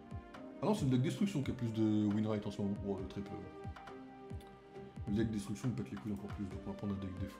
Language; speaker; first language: French; native; French